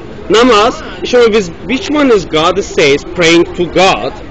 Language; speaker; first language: English; non-native, learner; Turkish